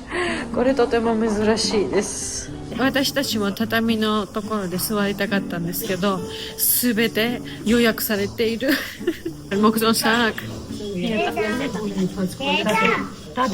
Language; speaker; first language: Japanese; non-native, fluent; Georgian